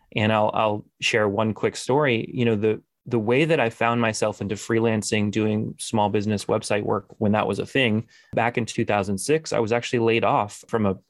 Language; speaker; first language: English; native; English